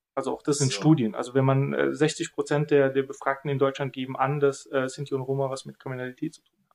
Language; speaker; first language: German; early bilingual, other home language; Bulgarian